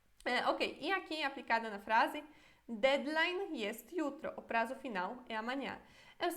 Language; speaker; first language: Portuguese; non-native, fluent; Polish